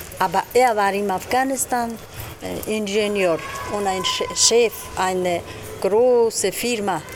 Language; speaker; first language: German; non-native, learner; Persian